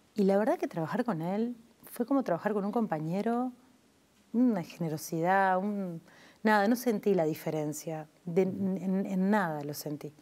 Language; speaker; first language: Spanish; native; Spanish